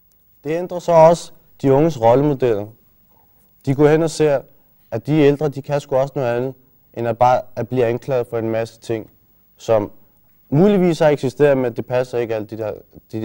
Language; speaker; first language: Danish; early bilingual, other home language; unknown